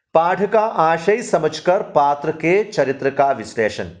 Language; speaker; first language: Hindi; non-native, local second language; Malayalam